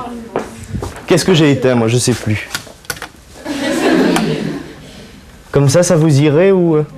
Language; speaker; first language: French; native; French